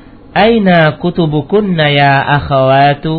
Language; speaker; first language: Arabic; non-native, fluent; Indonesian